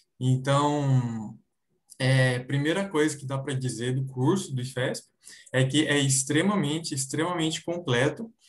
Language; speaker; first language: Portuguese; native; Portuguese